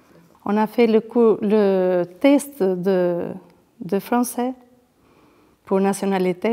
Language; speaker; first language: French; non-native, learner; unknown